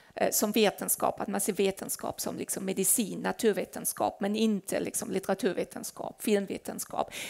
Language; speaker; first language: Swedish; non-native, fluent; German